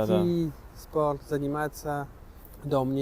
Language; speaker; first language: Russian; non-native, learner; French